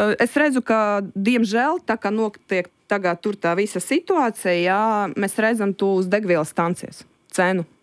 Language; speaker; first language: Latvian; non-native, local second language; Russian